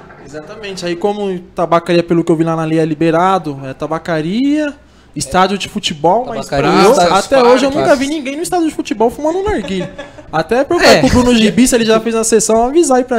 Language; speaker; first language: Portuguese; native; Portuguese